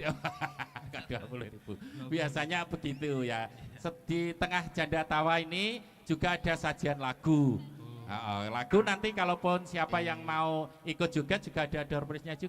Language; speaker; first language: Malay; non-native, local second language; Javanese